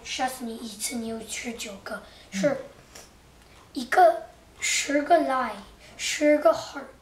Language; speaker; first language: Chinese; early bilingual, heritage; Chinese